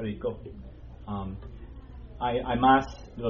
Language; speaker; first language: Spanish; non-native, fluent; English